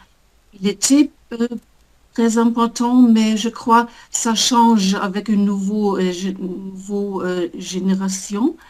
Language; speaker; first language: French; non-native, learner; German